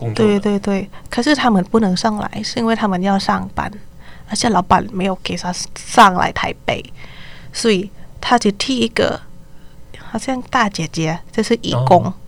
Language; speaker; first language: Chinese; non-native, learner; Thai